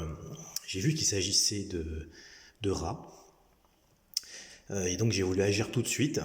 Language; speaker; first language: French; native; French